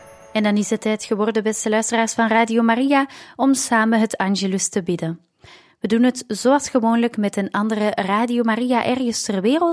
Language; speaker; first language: Dutch; native; Dutch